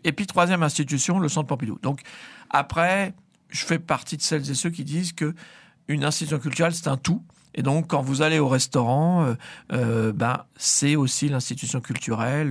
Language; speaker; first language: French; native; French